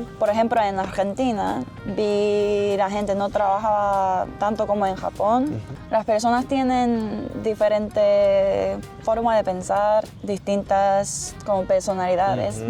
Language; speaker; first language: Spanish; non-native, fluent; Japanese